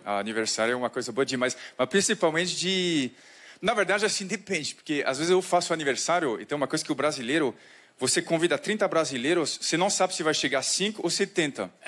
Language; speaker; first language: Portuguese; non-native, fluent; French